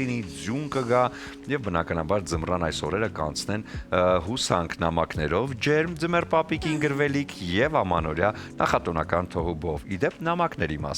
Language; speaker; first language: Armenian; native; Armenian